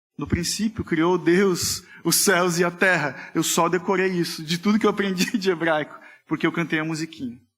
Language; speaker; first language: Portuguese; native; Portuguese